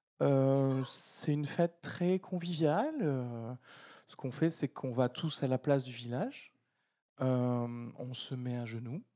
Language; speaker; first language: French; early bilingual, other home language; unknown